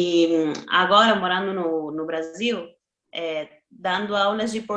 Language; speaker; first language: Portuguese; non-native, fluent; Spanish